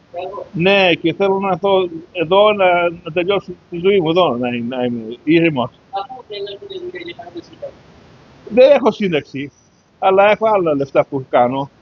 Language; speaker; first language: Greek; early bilingual, heritage; Greek